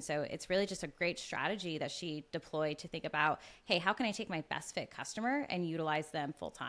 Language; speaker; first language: English; native; English